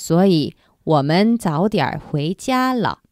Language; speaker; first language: Chinese; non-native, fluent; Korean